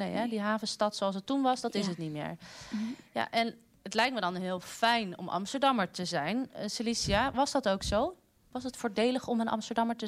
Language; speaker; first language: Dutch; native; Dutch